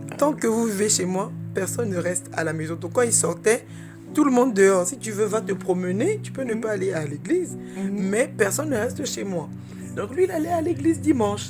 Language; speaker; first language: French; early bilingual, other home language; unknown